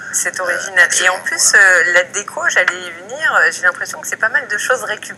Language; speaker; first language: French; native; French